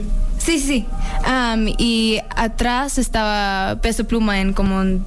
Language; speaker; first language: Spanish; non-native, learner; English